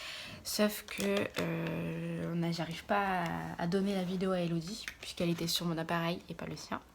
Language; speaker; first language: French; native; French